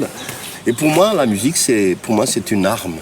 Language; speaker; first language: French; non-native, local second language; Malagasy